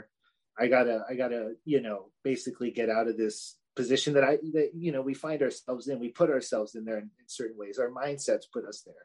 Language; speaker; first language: English; native; English